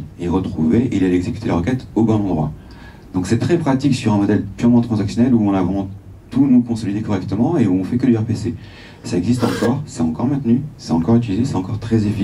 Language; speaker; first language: French; native; French